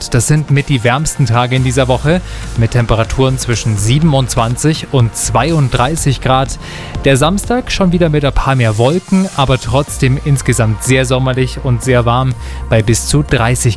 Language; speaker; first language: German; native; German